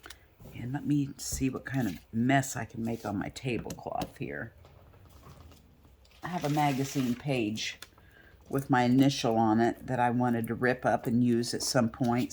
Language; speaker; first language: English; native; English